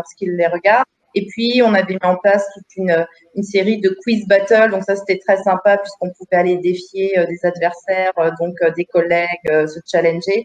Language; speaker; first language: French; native; French